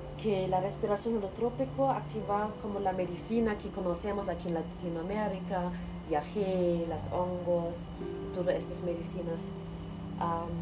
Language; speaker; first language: Spanish; non-native, learner; German